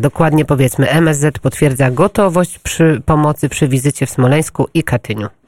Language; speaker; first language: Polish; native; Polish